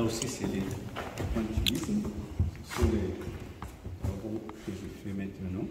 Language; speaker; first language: French; non-native, local second language; Arabic